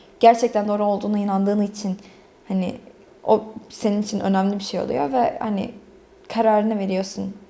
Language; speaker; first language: Turkish; early bilingual, other home language; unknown